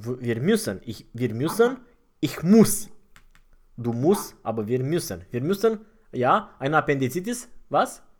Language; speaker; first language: German; non-native, fluent; Romanian